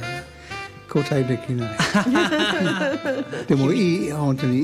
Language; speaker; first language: Japanese; non-native, learner; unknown